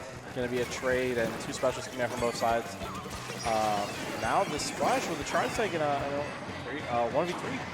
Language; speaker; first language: English; native; English